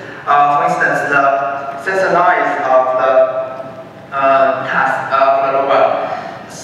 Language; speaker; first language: English; non-native, fluent; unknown